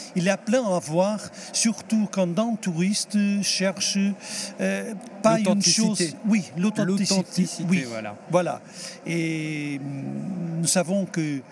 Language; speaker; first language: French; non-native, fluent; Portuguese